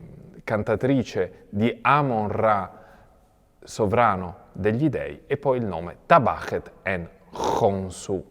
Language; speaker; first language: Italian; native; Italian